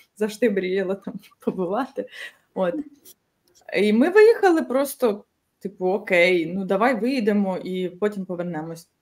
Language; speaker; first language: Ukrainian; native; Ukrainian